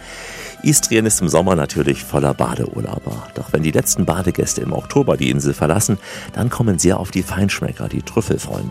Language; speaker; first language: German; native; German